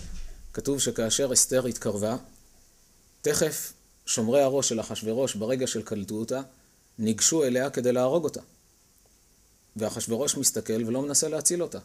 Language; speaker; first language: Hebrew; native; Hebrew